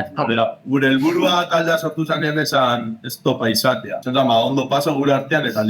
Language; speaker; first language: Basque; native; Basque